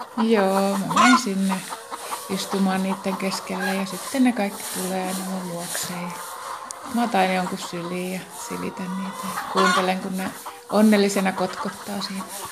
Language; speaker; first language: Finnish; native; Finnish